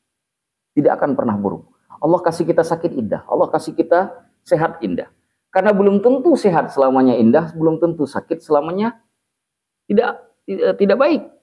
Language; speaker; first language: Indonesian; native; Indonesian